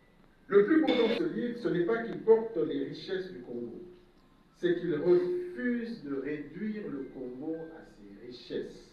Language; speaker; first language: French; non-native, local second language; Lingala